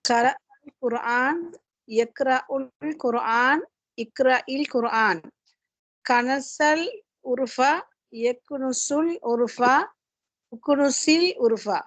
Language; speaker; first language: Arabic; non-native, learner; Tamil